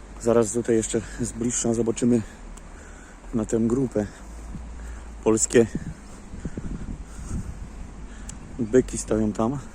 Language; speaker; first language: Polish; native; Polish